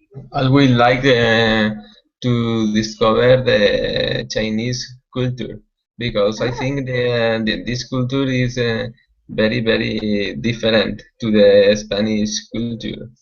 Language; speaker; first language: English; non-native, learner; Spanish